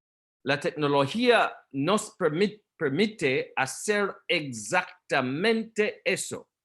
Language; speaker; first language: Spanish; non-native, learner; Portuguese